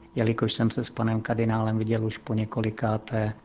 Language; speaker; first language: Czech; native; Czech